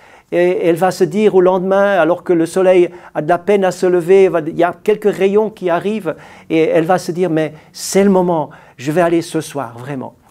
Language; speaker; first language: French; native; French